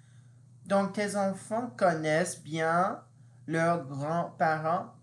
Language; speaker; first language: French; non-native, fluent; English